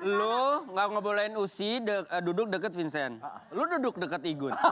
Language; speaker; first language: Indonesian; native; Indonesian